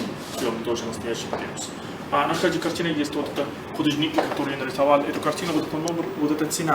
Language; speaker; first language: Russian; non-native, learner; Arabic